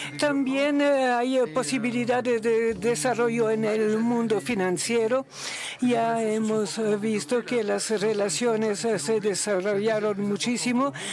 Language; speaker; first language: Spanish; non-native, learner; Luxembourgish